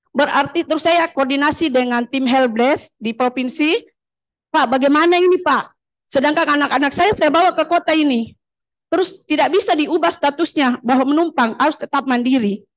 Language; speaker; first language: Indonesian; native; Indonesian